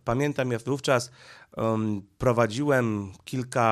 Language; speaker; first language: Polish; native; Polish